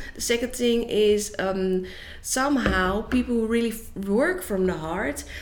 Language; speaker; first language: English; non-native, fluent; Dutch